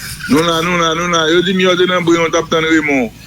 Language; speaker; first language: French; non-native, local second language; Haitian Creole